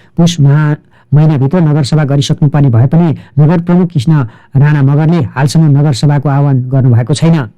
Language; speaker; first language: Nepali; native; Nepali